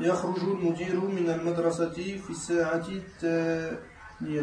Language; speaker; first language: Arabic; non-native, learner; French